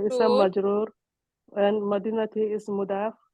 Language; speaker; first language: Arabic; non-native, learner; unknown